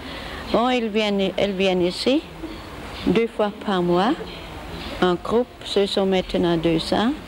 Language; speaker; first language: French; non-native, learner; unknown